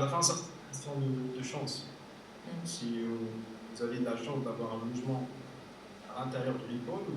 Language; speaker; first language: French; non-native, fluent; Arabic